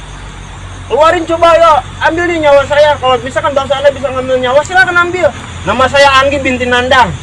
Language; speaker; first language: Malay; non-native, local second language; Sundanese